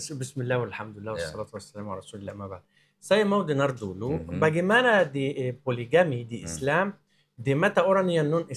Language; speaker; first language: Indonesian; non-native, learner; Arabic